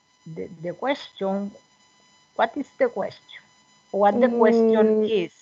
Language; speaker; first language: English; non-native, learner; Spanish